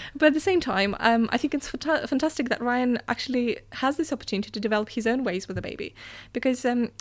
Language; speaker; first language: English; non-native, fluent; Russian